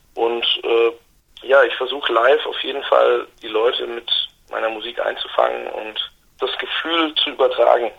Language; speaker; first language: German; native; German